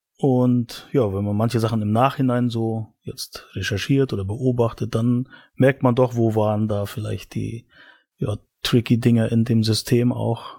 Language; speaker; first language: German; native; German